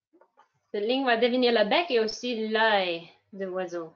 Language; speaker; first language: French; non-native, fluent; English